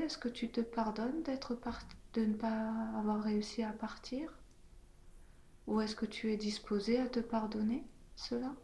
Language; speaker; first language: French; native; French